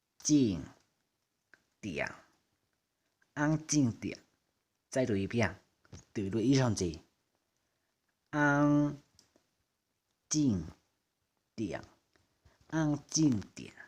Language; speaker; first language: Chinese; non-native, fluent; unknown